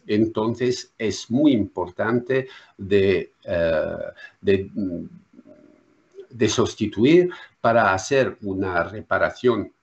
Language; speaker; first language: Spanish; non-native, learner; French